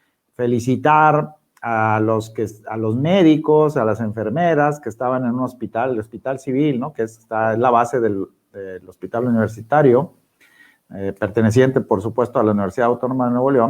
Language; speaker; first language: Spanish; native; Spanish